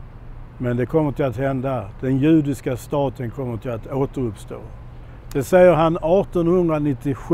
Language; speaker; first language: Swedish; non-native, fluent; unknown